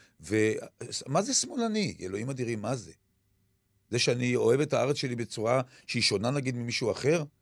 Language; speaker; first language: Hebrew; early bilingual, other home language; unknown